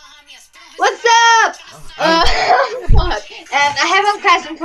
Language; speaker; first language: English; non-native, learner; Portuguese